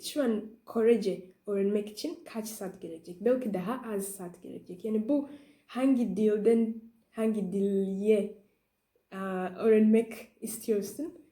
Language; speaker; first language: Turkish; non-native, learner; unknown